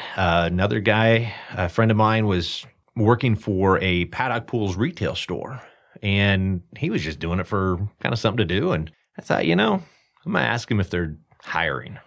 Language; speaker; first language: English; native; English